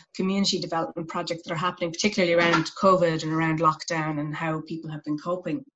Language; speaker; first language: English; native; English